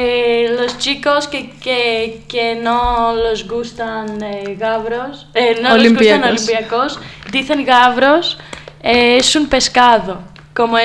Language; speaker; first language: Spanish; non-native, learner; Greek